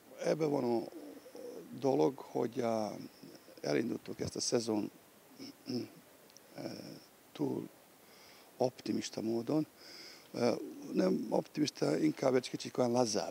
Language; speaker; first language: Hungarian; non-native, learner; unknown